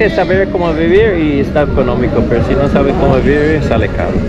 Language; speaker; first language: Spanish; non-native, learner; English